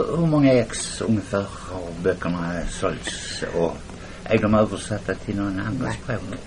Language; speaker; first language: Swedish; non-native, fluent; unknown